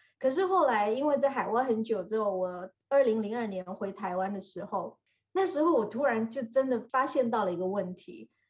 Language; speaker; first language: Chinese; native; Chinese